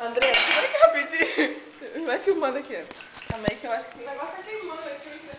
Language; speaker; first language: Portuguese; native; Portuguese